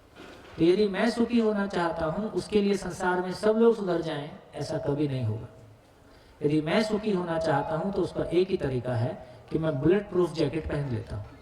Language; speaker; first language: Hindi; native; Hindi